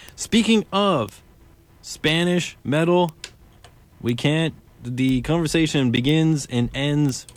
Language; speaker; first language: English; native; English